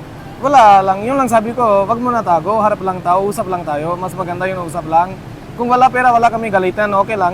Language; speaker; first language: Filipino; non-native, learner; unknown